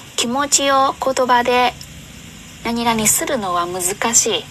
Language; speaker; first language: Japanese; non-native, fluent; Vietnamese